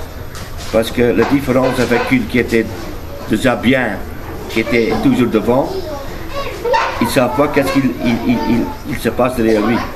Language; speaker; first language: French; non-native, learner; Dutch